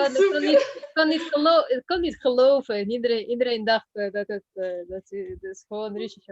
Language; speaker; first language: Dutch; non-native, fluent; Russian